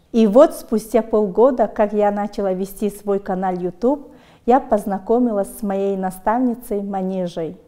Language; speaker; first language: Russian; non-native, local second language; Tajik